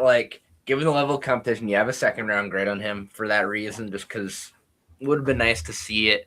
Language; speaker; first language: English; native; English